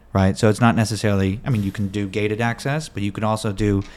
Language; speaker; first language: English; native; English